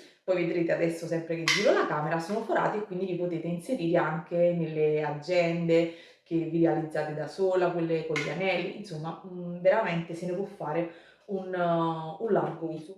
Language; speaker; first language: Italian; native; Italian